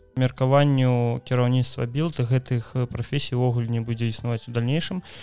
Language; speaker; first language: Belarusian; non-native, local second language; Russian